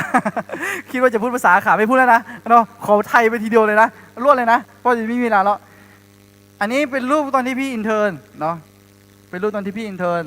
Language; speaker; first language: Thai; non-native, local second language; Akha